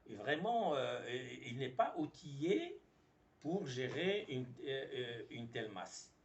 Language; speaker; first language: French; non-native, local second language; Arabic